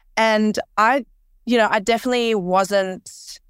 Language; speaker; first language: English; early bilingual, other home language; Korean